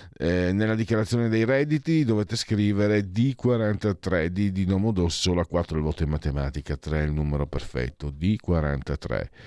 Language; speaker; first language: Italian; native; Italian